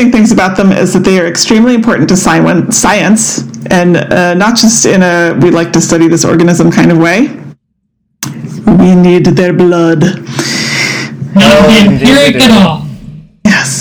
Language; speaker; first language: English; native; English